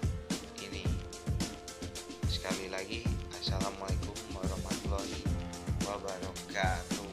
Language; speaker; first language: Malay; non-native, local second language; Minangkabau